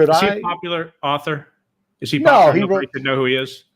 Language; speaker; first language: English; native; English